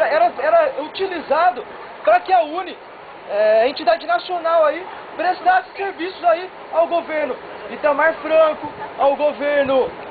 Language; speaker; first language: Portuguese; native; Portuguese